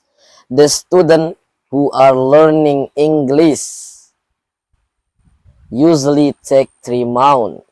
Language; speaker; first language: English; non-native, learner; Indonesian